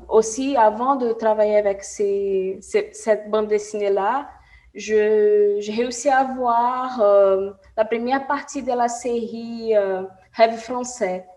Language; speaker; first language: French; non-native, fluent; Portuguese